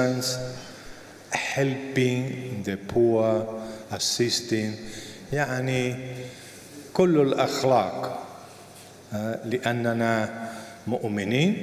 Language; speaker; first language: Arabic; non-native, fluent; Spanish